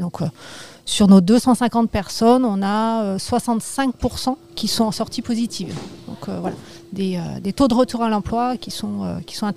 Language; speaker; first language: French; native; French